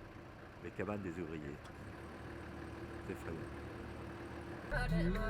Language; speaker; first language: French; native; French